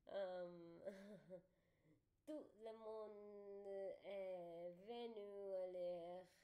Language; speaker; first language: French; non-native, learner; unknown